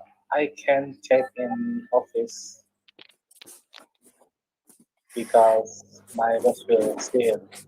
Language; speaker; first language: English; non-native, learner; Indonesian